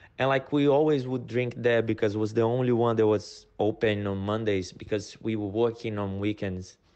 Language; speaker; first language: English; non-native, fluent; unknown